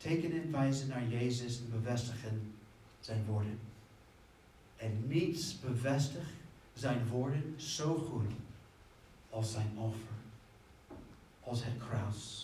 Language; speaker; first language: Dutch; non-native, fluent; English